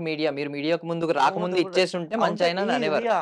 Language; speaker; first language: Telugu; native; Telugu